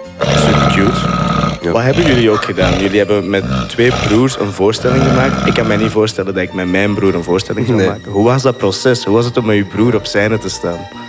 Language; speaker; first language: Dutch; native; Dutch